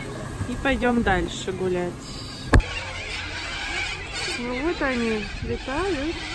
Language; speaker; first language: Russian; native; Russian